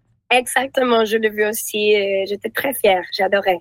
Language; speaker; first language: French; non-native, learner; Spanish